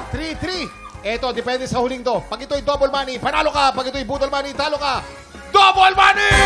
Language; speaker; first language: Filipino; native; Filipino